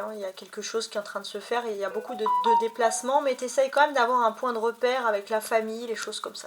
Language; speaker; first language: French; native; French